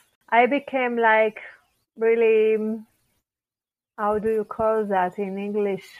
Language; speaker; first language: English; non-native, fluent; French